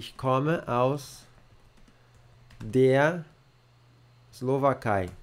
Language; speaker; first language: German; non-native, learner; Portuguese